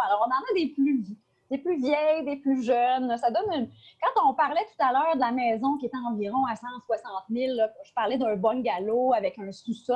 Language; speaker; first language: French; native; French